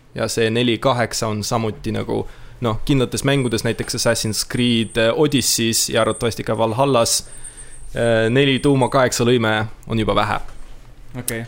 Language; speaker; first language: Estonian; non-native, local second language; Russian